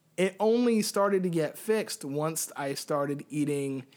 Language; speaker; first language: English; early bilingual, heritage; Spanish